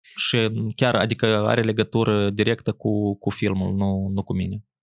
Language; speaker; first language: Romanian; native; Romanian